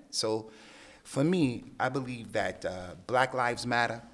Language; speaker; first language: English; native; English